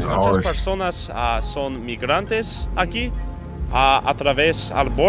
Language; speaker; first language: Spanish; non-native, learner; English